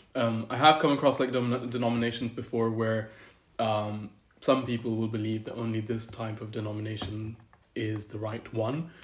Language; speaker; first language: English; early bilingual, other home language; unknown